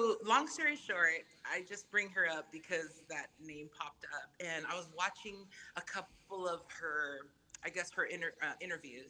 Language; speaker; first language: English; non-native, fluent; Samoan